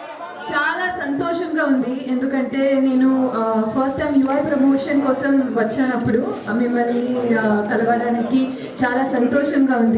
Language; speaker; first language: Telugu; non-native, learner; Kannada